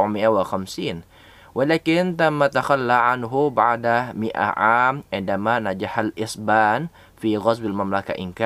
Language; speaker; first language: Arabic; non-native, fluent; Indonesian